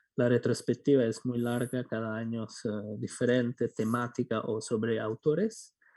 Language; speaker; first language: Spanish; non-native, fluent; German